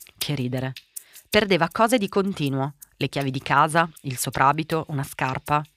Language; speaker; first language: Italian; early bilingual, other home language; Portuguese